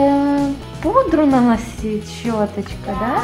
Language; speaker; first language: Russian; native; Russian